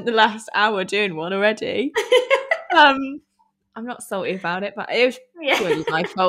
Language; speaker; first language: English; native; English